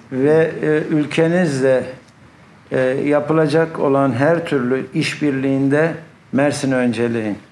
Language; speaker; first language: Turkish; native; Turkish